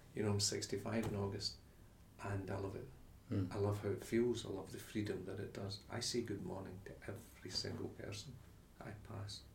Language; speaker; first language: English; native; English